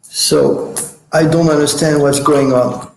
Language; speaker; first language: English; non-native, fluent; French